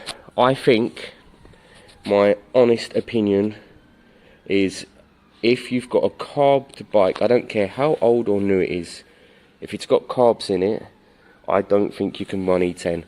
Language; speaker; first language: English; native; English